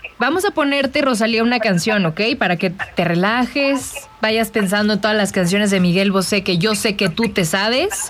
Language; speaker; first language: Spanish; native; Spanish